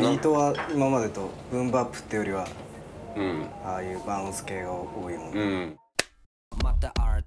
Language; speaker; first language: Japanese; native; Japanese